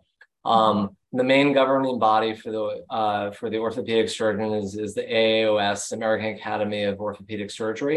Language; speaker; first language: English; native; English